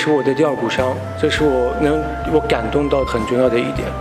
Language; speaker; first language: Chinese; non-native, fluent; Persian